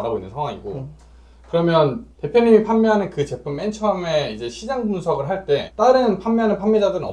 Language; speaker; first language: Korean; native; Korean